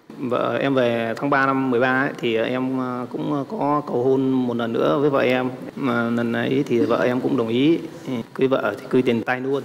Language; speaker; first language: Vietnamese; native; Vietnamese